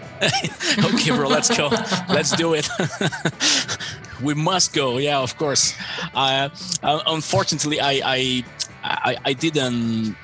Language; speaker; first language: English; non-native, fluent; Portuguese